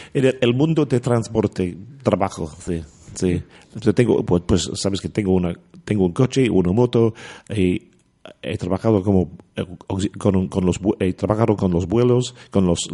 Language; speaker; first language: Spanish; non-native, learner; English